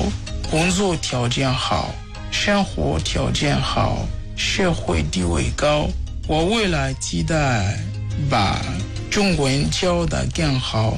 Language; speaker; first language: Chinese; non-native, fluent; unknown